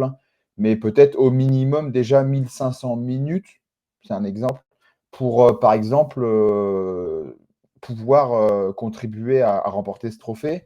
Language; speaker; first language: French; native; French